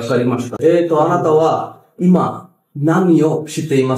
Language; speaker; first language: Japanese; non-native, fluent; Bangla